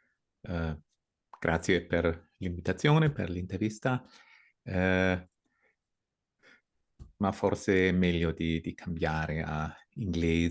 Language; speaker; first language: Italian; non-native, learner; German